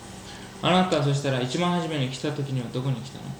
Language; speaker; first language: Japanese; early bilingual, heritage; Japanese